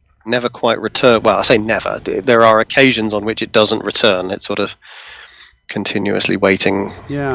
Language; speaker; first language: English; native; English